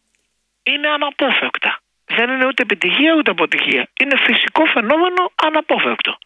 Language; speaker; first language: Greek; native; Greek